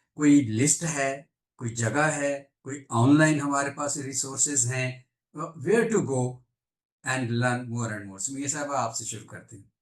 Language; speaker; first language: Urdu; native; Urdu